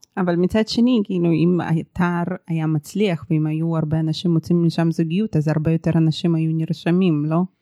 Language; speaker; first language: Hebrew; early bilingual, other home language; Russian